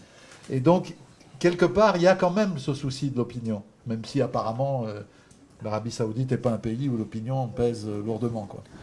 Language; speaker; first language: French; native; French